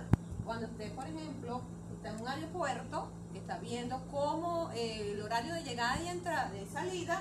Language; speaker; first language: Spanish; native; Spanish